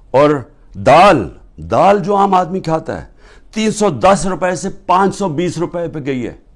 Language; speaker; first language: Urdu; native; Urdu